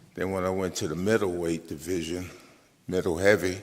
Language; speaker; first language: English; native; English